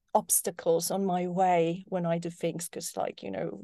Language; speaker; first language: English; non-native, fluent; Polish